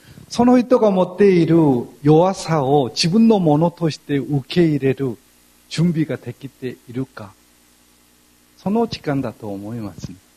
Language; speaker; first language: Japanese; non-native, fluent; Korean